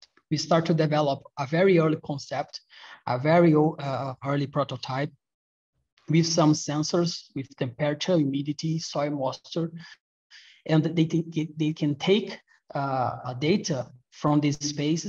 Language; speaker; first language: English; non-native, fluent; Portuguese